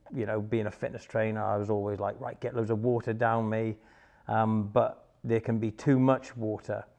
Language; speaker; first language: English; native; English